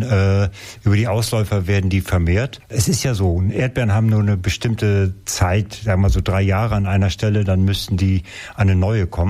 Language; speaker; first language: German; native; German